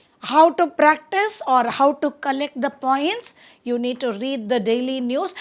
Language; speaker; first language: English; non-native, local second language; Tamil